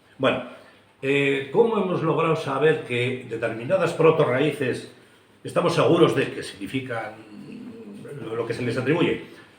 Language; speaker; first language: Spanish; native; Spanish